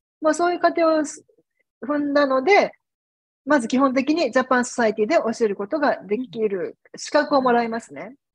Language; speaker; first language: Japanese; native; Japanese